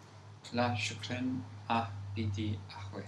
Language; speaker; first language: Arabic; non-native, learner; English